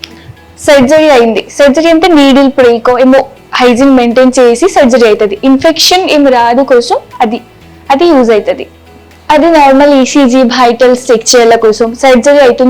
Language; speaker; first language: Telugu; non-native, local second language; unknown